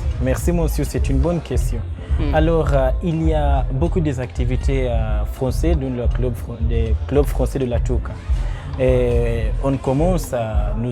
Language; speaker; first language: French; non-native, learner; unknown